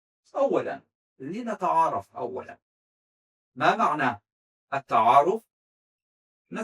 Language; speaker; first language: Arabic; non-native, fluent; Azerbaijani